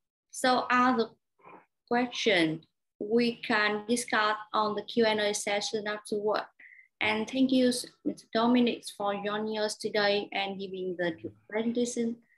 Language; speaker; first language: English; non-native, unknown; Vietnamese